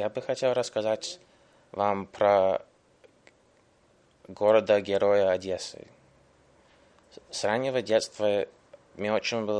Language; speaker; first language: Russian; early bilingual, heritage; English